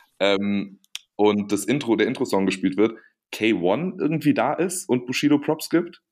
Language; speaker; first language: German; native; German